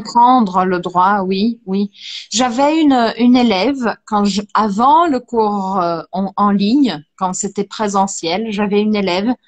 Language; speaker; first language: French; non-native, fluent; Portuguese